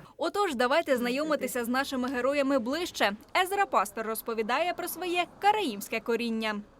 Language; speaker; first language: Ukrainian; native; Ukrainian